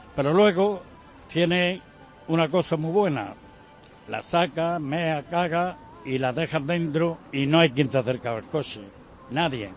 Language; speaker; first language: Spanish; native; Spanish